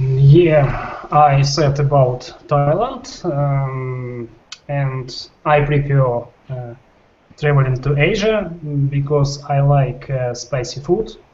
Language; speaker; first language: English; non-native, learner; Russian